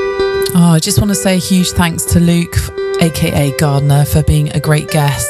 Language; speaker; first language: English; native; English